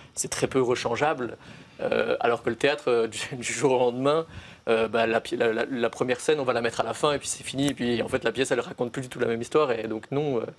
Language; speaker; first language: French; native; French